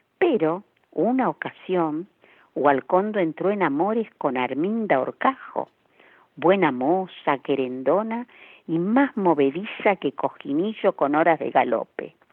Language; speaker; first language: Spanish; native; Spanish